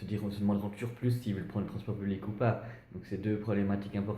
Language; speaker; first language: French; native; French